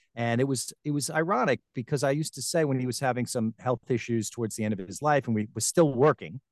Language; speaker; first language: English; native; English